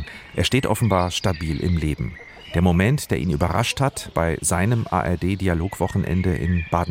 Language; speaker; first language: German; native; German